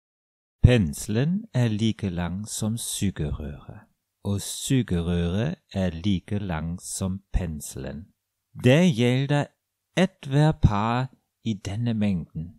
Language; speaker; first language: Norwegian; non-native, fluent; German